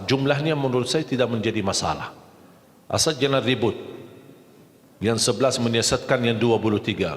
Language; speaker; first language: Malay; non-native, fluent; Arabic